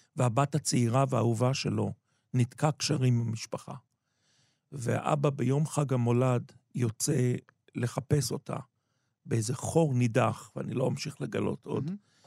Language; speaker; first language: Hebrew; native; Hebrew